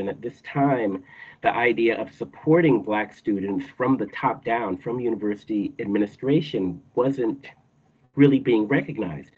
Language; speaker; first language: English; native; English